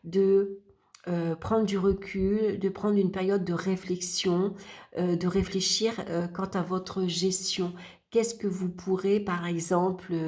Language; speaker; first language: French; native; French